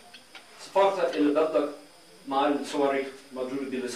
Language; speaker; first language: Arabic; non-native, fluent; English